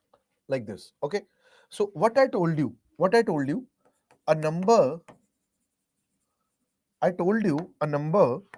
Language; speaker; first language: English; non-native, local second language; Hindi